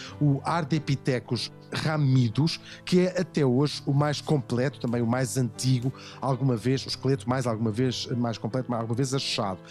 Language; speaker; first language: Portuguese; native; Portuguese